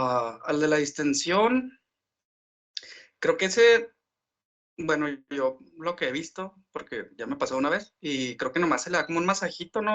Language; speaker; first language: Spanish; native; Spanish